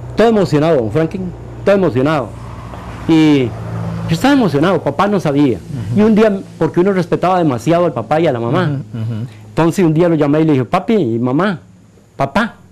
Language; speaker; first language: Spanish; native; Spanish